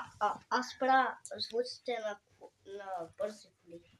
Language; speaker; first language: Bulgarian; early bilingual, other home language; Russian